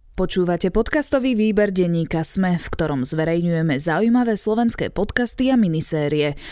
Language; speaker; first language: Slovak; native; Slovak